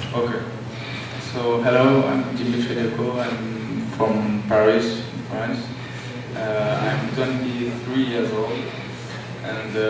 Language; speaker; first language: English; non-native, learner; French